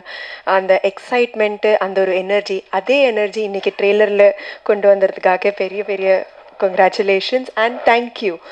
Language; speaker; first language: Tamil; non-native, learner; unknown